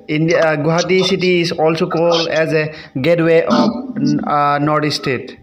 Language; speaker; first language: English; non-native, local second language; Assamese